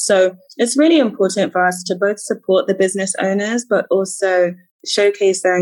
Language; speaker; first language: English; native; English